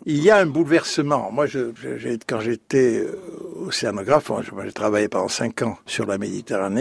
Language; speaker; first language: French; native; French